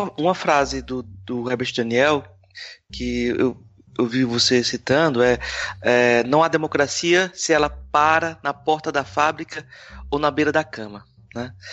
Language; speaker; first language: Portuguese; native; Portuguese